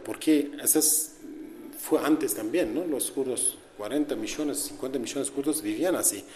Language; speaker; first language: Spanish; non-native, learner; Kurdish